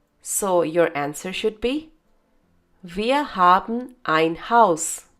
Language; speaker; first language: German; non-native, fluent; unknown